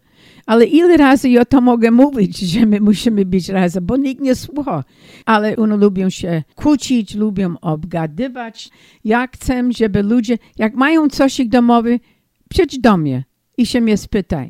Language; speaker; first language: Polish; early bilingual, heritage; English